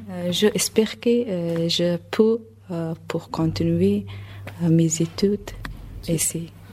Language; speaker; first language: French; non-native, learner; Persian